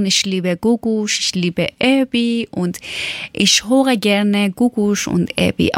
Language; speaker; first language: German; non-native, learner; Persian